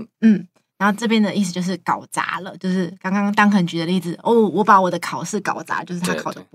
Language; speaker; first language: Chinese; native; Chinese